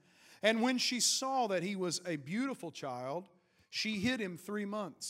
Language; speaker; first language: English; native; English